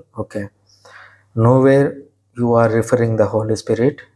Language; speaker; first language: English; non-native, local second language; Telugu